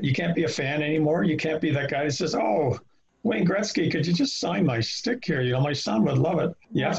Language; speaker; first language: English; native; English